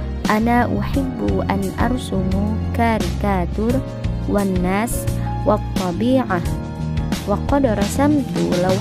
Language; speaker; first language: Arabic; non-native, learner; Indonesian